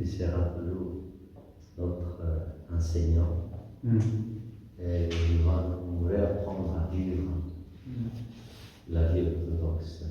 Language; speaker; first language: French; non-native, fluent; Greek